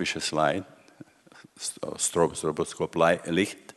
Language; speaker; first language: German; non-native, fluent; Czech